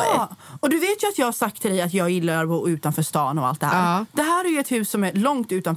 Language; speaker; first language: Swedish; native; Swedish